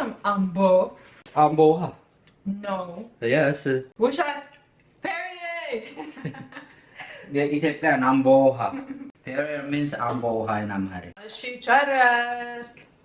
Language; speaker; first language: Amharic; non-native, learner; Arabic